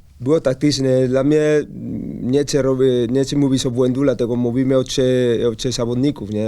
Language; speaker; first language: Polish; non-native, learner; Spanish